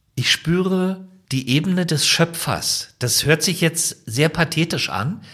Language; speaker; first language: German; native; German